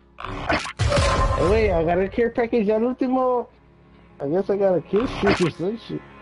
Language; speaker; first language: English; early bilingual, other home language; Spanish